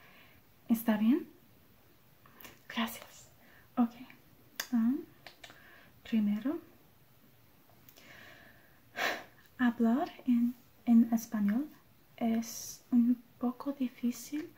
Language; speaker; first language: Spanish; non-native, learner; English